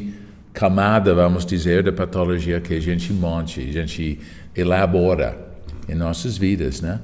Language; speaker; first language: Portuguese; non-native, fluent; English